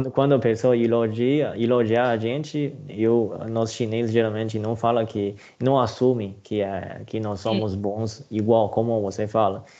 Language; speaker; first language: Portuguese; non-native, fluent; Chinese